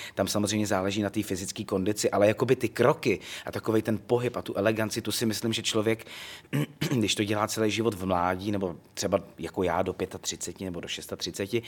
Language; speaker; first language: Czech; native; Czech